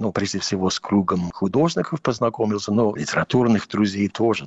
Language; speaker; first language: Russian; non-native, fluent; English